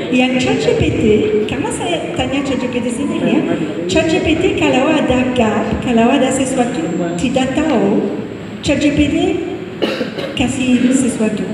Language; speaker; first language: Indonesian; non-native, fluent; English